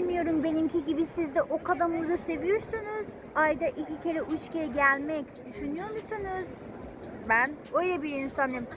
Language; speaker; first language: Turkish; non-native, fluent; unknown